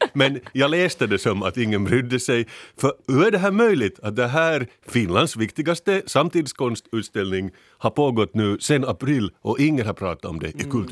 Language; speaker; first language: Swedish; native; Swedish